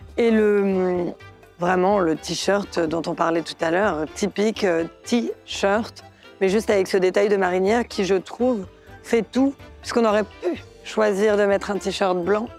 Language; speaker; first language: French; native; French